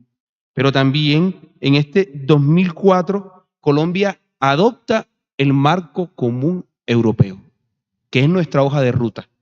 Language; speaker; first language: Spanish; native; Spanish